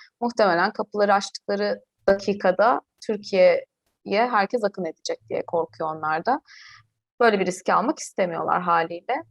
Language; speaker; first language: Turkish; native; Turkish